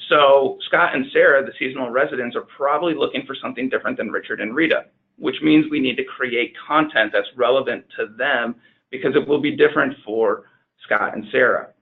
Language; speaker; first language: English; native; English